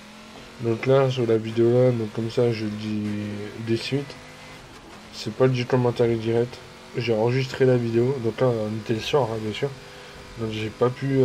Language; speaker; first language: French; native; French